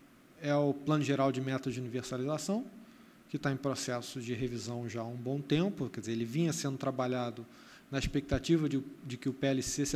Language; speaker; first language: Portuguese; native; Portuguese